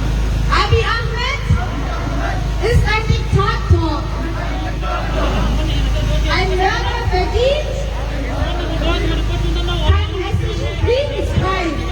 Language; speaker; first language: German; non-native, learner; Oromo